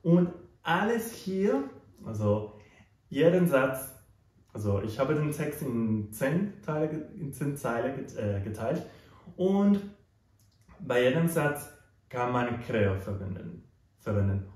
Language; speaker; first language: German; non-native, fluent; Spanish